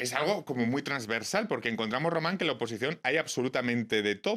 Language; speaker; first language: Spanish; native; Spanish